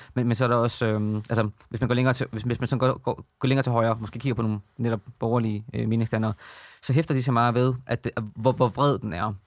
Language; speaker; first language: Danish; native; Danish